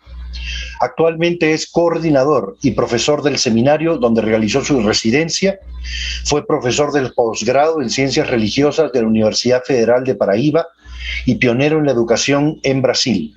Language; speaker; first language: Spanish; native; Spanish